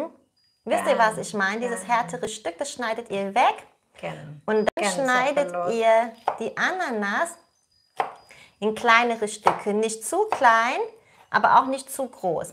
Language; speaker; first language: German; native; German